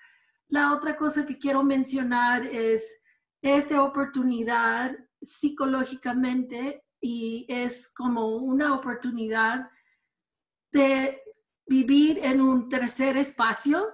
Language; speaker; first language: Spanish; early bilingual, other home language; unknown